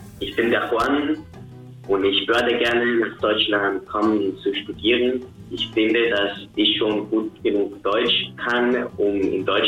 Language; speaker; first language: German; non-native, fluent; Spanish